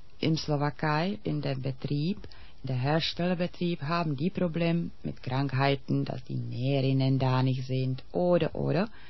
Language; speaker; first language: German; non-native, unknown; Czech